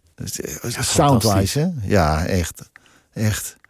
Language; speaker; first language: Dutch; native; Dutch